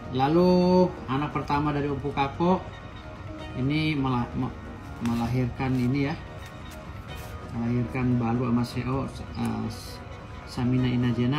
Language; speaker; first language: Indonesian; native; Indonesian